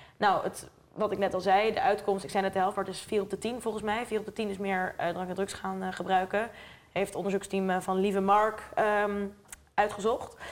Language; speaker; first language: Dutch; native; Dutch